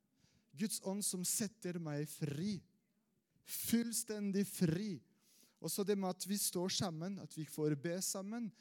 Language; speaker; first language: Norwegian; non-native, fluent; French